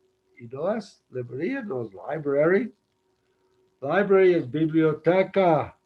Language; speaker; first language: Spanish; non-native, learner; English